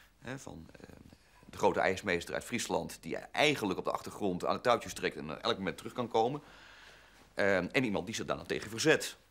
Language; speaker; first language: Dutch; native; Dutch